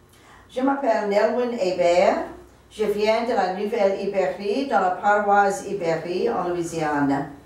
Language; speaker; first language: French; non-native, local second language; English